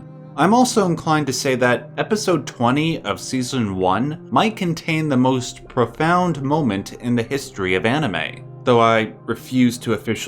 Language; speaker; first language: English; native; English